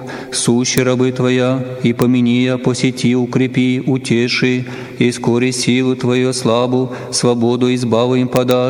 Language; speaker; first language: Russian; native; Russian